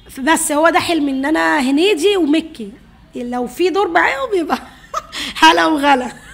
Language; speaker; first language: Arabic; native; Arabic